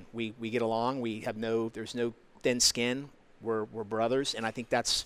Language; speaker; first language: English; native; English